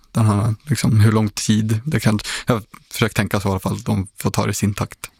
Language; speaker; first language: Swedish; native; Swedish